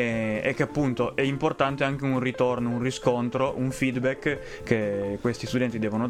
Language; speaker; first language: Italian; native; Italian